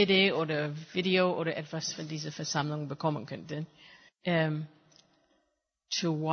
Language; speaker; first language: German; non-native, fluent; English